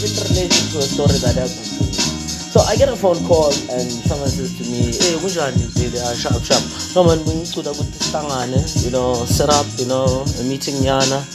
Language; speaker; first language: English; non-native, local second language; Zulu